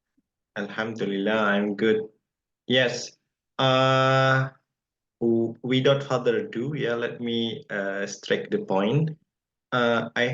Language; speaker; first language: English; non-native, fluent; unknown